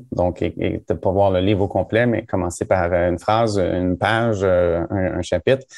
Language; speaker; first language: French; native; French